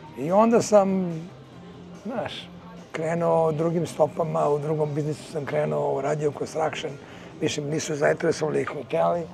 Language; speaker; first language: Serbian; native; Serbian